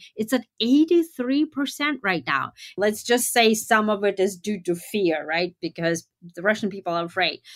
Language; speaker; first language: English; non-native, fluent; Russian